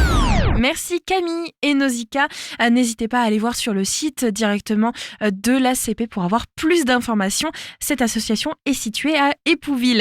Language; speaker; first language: French; native; French